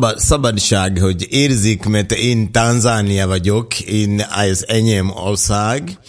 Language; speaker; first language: Hungarian; non-native, learner; Swahili